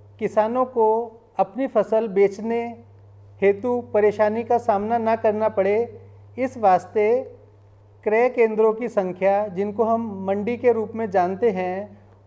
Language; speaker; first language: Hindi; native; Hindi